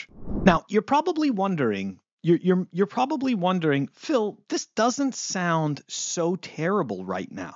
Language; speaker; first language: English; native; English